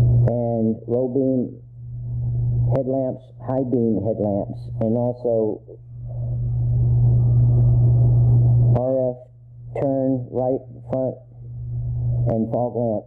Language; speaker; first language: English; native; English